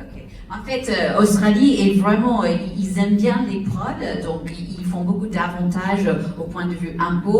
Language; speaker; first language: French; native; French